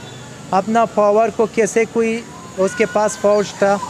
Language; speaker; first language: Hindi; non-native, learner; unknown